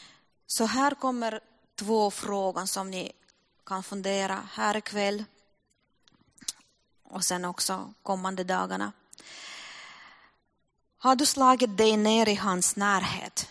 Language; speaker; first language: Swedish; non-native, fluent; Russian